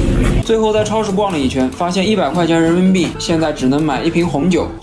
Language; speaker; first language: Chinese; native; Chinese